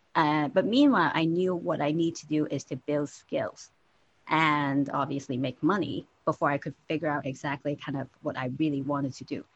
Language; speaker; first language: English; non-native, local second language; Cantonese